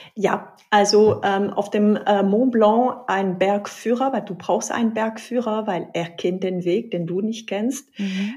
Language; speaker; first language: German; non-native, fluent; French